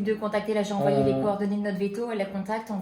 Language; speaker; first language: French; native; French